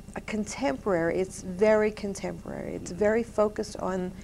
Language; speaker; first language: English; native; English